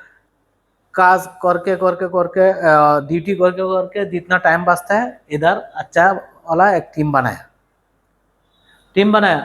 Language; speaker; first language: Hindi; non-native, learner; Bangla